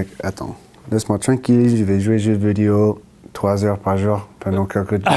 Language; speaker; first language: French; non-native, fluent; English